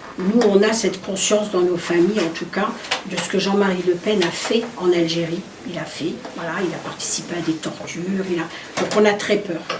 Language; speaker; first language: French; early bilingual, other home language; Arabic